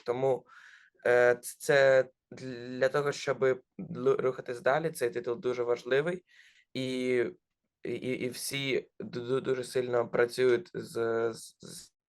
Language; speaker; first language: Ukrainian; non-native, local second language; Russian